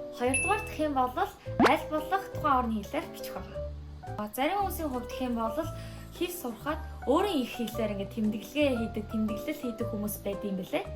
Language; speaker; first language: Mongolian; non-native, fluent; Korean